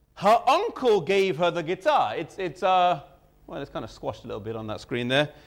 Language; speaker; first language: English; native; English